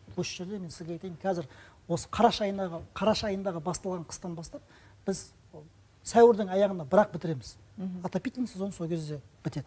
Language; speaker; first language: Kazakh; non-native, local second language; Russian